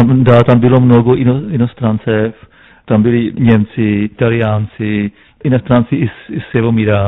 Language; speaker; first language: Russian; non-native, learner; Czech